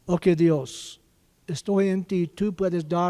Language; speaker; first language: Spanish; non-native, learner; English